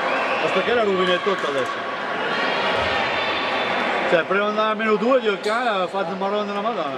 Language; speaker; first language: Italian; native; Italian